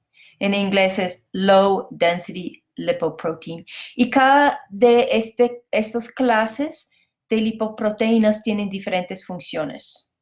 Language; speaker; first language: Spanish; non-native, fluent; English